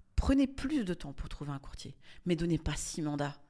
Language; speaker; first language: French; native; French